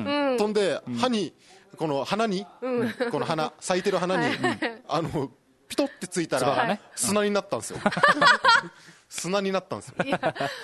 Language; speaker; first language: Japanese; native; Japanese